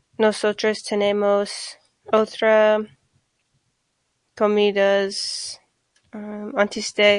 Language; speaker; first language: Spanish; non-native, learner; English